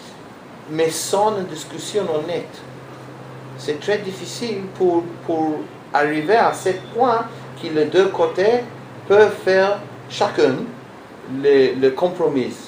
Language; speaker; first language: French; non-native, learner; Hebrew